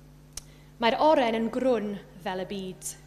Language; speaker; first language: Welsh; native; Welsh